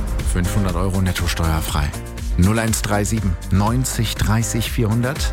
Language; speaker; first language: German; native; German